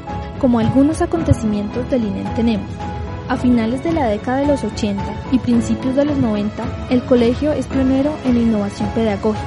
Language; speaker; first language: Spanish; native; Spanish